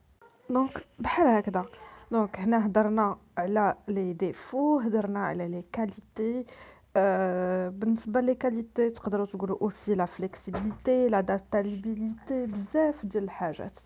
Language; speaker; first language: Arabic; native; Arabic